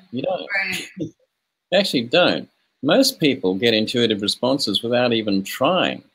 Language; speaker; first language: English; native; English